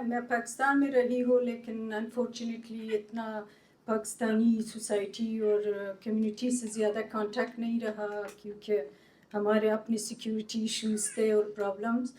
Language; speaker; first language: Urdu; non-native, fluent; Persian